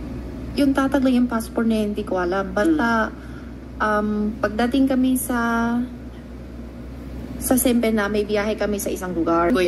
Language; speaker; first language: Filipino; non-native, learner; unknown